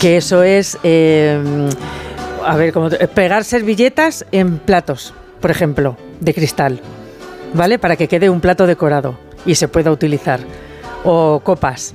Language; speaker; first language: Spanish; native; Spanish